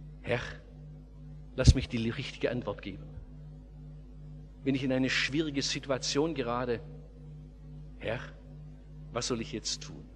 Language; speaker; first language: German; native; German